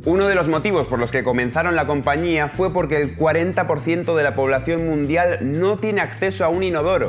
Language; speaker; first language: Spanish; native; Spanish